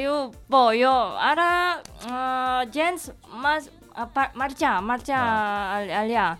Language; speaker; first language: Catalan; non-native, learner; Indonesian